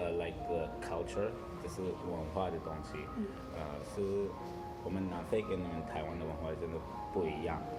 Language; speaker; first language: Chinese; non-native, learner; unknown